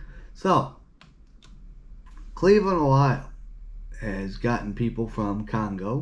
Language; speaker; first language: English; native; English